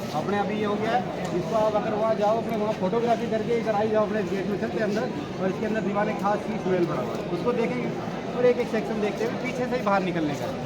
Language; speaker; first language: Hindi; native; Hindi